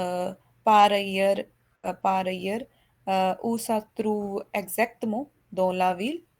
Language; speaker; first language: French; non-native, learner; Hindi